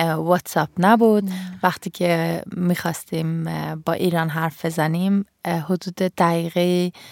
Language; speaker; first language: Persian; early bilingual, heritage; Persian